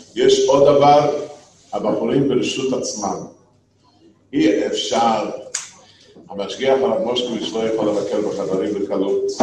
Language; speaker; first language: Hebrew; non-native, fluent; English